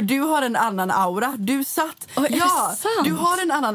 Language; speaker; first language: Swedish; native; Swedish